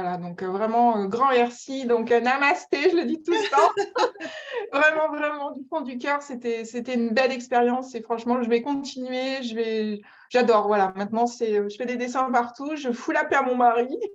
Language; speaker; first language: French; native; French